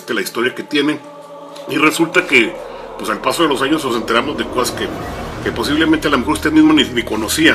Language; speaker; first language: Spanish; native; Spanish